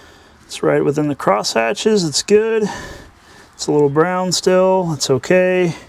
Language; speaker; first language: English; native; English